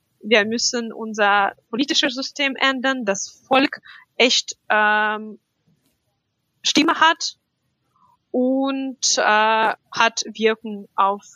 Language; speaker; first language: German; non-native, fluent; Russian